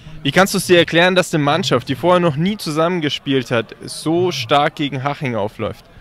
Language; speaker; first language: German; native; German